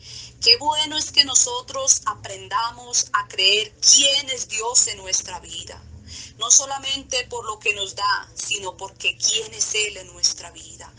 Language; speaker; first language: Spanish; native; Spanish